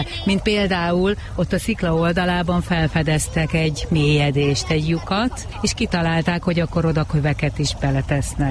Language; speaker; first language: Hungarian; native; Hungarian